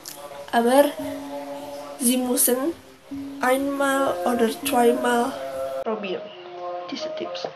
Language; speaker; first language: German; non-native, learner; Indonesian